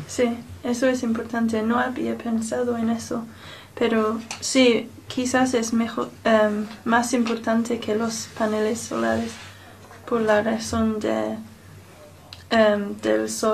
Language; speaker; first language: Spanish; non-native, learner; English